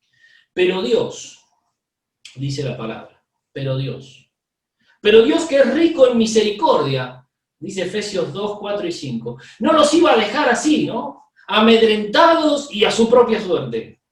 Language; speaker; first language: Spanish; native; Spanish